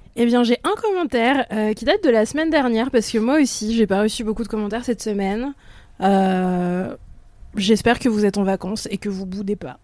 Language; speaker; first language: French; native; French